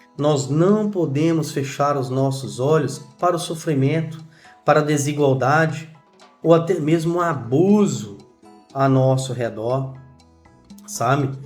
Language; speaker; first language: Portuguese; native; Portuguese